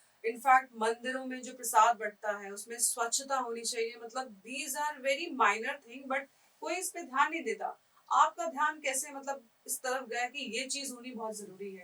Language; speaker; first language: Hindi; native; Hindi